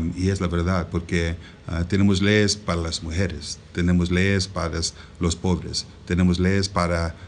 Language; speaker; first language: Spanish; non-native, learner; English